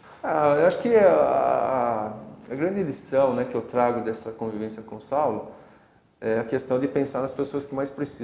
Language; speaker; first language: Portuguese; native; Portuguese